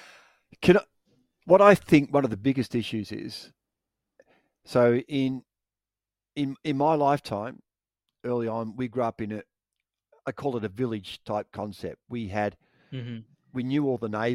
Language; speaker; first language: English; native; English